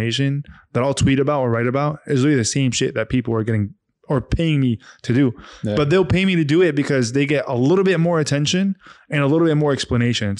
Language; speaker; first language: English; non-native, fluent; Arabic